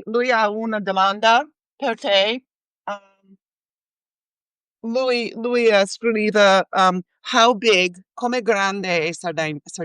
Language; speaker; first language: Italian; non-native, learner; English